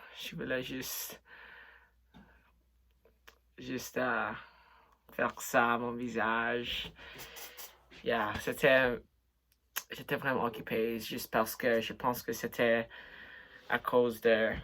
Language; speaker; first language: French; non-native, local second language; English